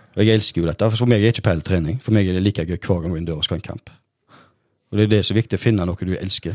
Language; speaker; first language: Norwegian; native; Norwegian